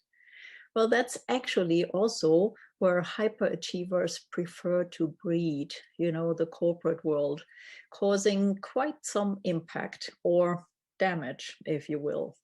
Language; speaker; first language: English; non-native, fluent; German